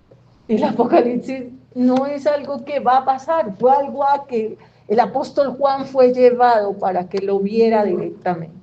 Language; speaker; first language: Spanish; native; Spanish